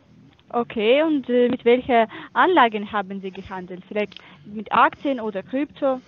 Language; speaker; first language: German; non-native, fluent; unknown